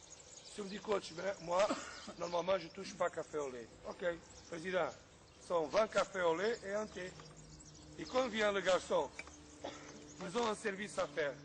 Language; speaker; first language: French; non-native, fluent; Portuguese